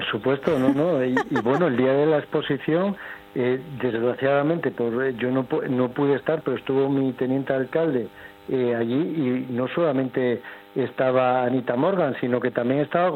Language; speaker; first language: Spanish; native; Spanish